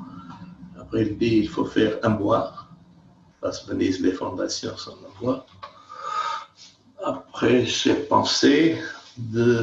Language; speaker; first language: French; non-native, fluent; Portuguese